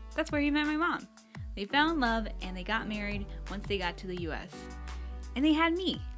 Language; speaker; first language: English; native; English